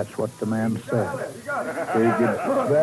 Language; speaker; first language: English; native; English